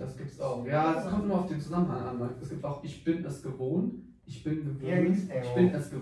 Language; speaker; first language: German; non-native, fluent; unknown